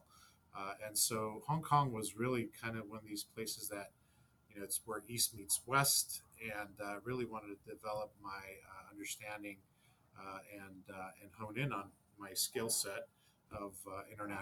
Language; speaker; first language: English; native; English